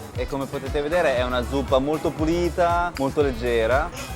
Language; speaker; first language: Italian; early bilingual, other home language; Chinese